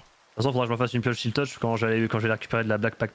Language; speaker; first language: French; native; French